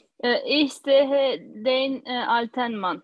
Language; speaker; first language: German; non-native, learner; Turkish